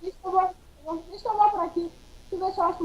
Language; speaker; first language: Portuguese; native; Portuguese